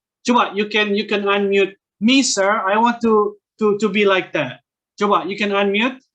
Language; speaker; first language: English; non-native, fluent; Indonesian